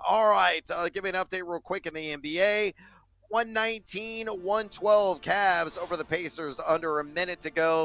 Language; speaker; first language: English; native; English